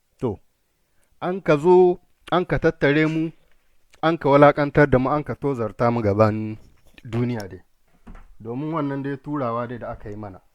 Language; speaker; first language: Hausa; native; Hausa